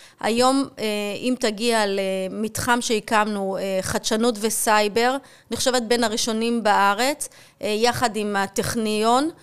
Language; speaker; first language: Hebrew; native; Hebrew